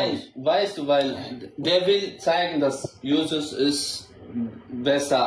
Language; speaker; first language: German; non-native, learner; Central Kurdish